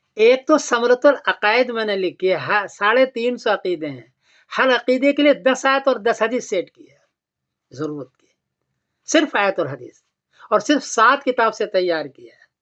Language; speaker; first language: Urdu; native; Urdu